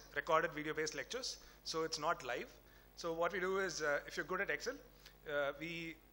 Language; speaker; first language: English; non-native, local second language; Tamil